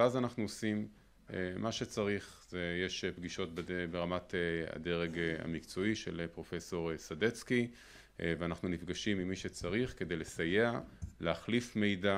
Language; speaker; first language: Hebrew; native; Hebrew